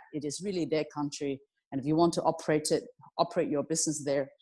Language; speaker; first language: English; non-native, local second language; Cantonese